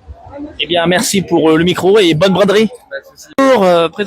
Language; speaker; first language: French; native; French